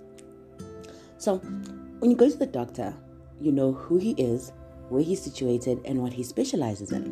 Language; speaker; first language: English; non-native, local second language; Zulu